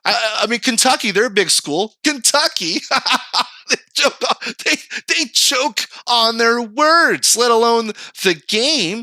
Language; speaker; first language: English; native; English